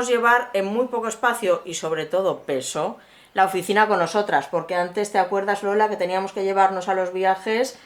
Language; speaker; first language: Spanish; native; Spanish